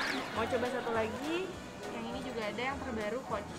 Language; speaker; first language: Indonesian; native; Indonesian